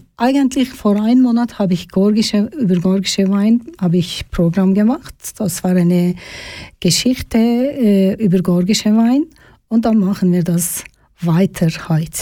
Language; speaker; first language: German; non-native, fluent; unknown